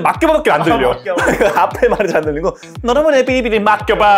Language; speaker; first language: Korean; native; Korean